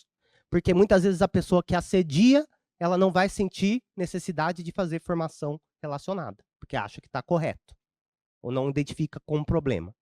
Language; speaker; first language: Portuguese; native; Portuguese